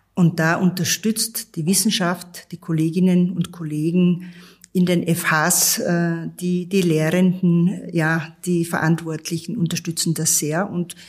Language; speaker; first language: German; native; German